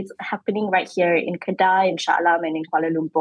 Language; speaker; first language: English; non-native, local second language; Malay